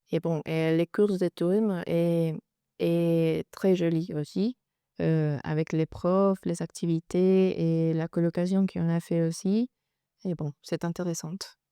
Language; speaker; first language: French; non-native, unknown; Spanish